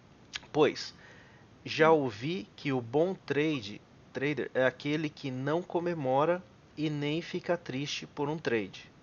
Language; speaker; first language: Portuguese; native; Portuguese